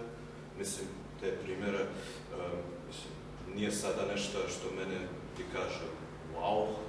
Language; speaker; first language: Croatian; early bilingual, heritage; German